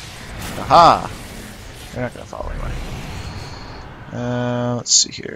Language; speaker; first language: English; native; English